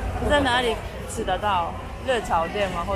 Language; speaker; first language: Chinese; non-native, fluent; Japanese